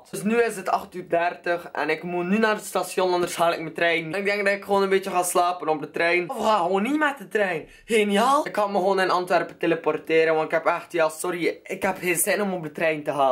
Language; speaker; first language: Dutch; native; Dutch